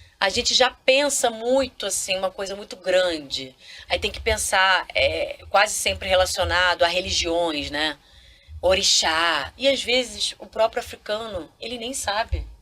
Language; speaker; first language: Portuguese; non-native, local second language; Kabuverdianu